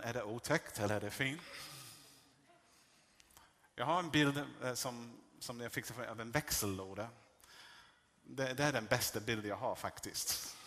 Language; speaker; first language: Swedish; non-native, fluent; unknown